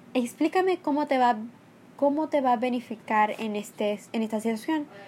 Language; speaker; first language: Spanish; early bilingual, heritage; Spanish